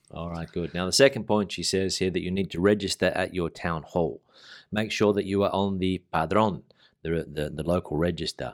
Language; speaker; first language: English; native; English